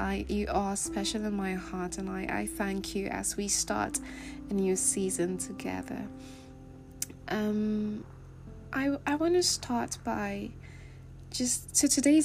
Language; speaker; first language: English; non-native, local second language; Igbo